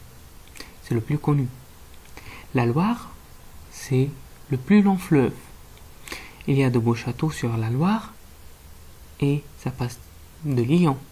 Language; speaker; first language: French; non-native, fluent; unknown